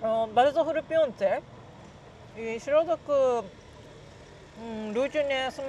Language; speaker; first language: Polish; non-native, learner; Japanese